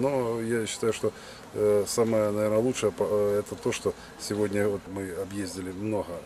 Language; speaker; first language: Russian; native; Russian